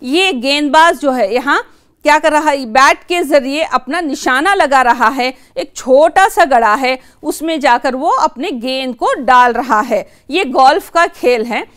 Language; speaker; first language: Urdu; native; Urdu